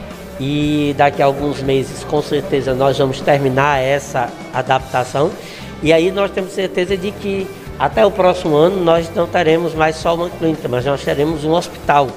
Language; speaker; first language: Portuguese; native; Portuguese